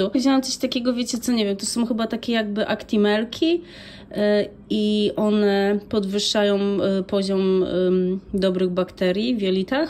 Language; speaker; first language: Polish; native; Polish